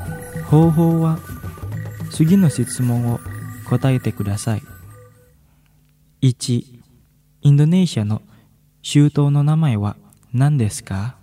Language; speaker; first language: Japanese; non-native, fluent; Indonesian